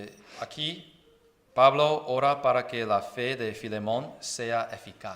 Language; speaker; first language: Spanish; non-native, fluent; Chinese